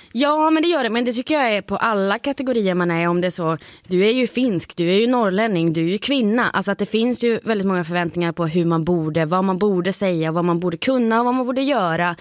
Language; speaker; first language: Swedish; native; Swedish